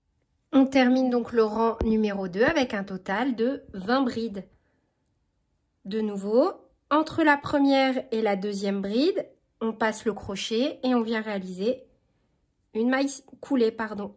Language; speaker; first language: French; native; French